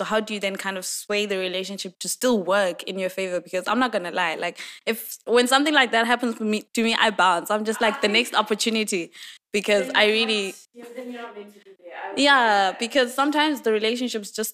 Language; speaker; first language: English; non-native, local second language; Swati